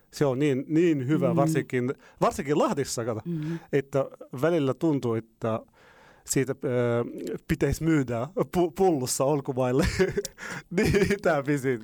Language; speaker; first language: Finnish; non-native, fluent; Arabic